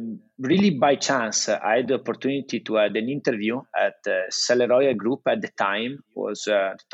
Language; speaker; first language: English; non-native, fluent; Italian